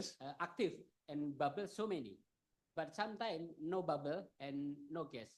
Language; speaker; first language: English; non-native, learner; Indonesian